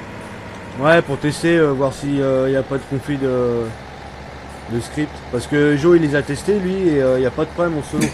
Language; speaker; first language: French; native; French